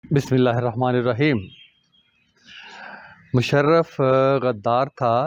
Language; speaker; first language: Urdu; non-native, local second language; Punjabi